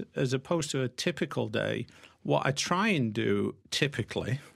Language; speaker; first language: English; native; English